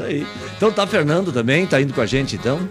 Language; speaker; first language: Portuguese; native; Portuguese